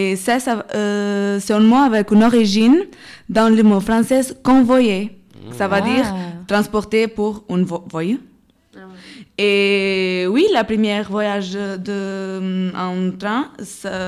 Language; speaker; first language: French; non-native, learner; Portuguese